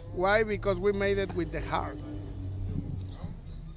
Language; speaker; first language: English; non-native, learner; Spanish